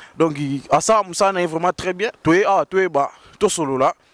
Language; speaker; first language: French; non-native, local second language; Lingala